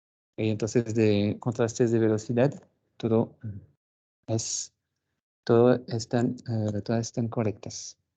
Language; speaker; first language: Spanish; non-native, fluent; French